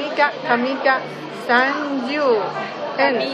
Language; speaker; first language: Japanese; non-native, learner; Chinese